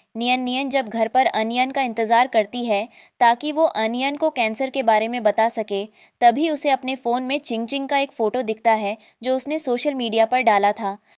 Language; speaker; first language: Hindi; native; Hindi